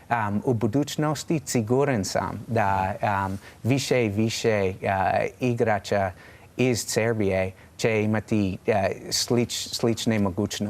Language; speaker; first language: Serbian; non-native, learner; English